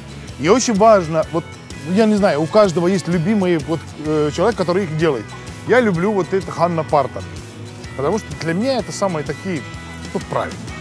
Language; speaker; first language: Russian; non-native, fluent; Finnish